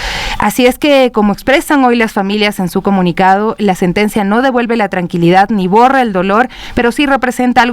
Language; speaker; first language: Spanish; native; Spanish